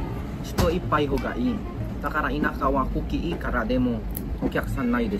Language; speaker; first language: Japanese; non-native, learner; Filipino